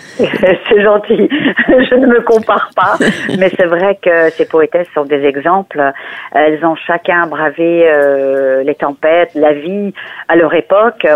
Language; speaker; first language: French; early bilingual, other home language; Persian